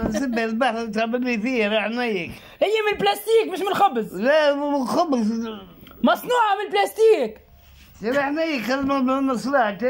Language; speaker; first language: Arabic; native; Arabic